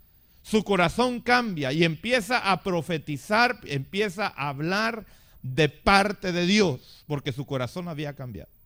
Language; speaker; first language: Spanish; native; Spanish